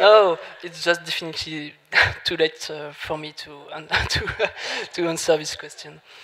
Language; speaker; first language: English; non-native, learner; French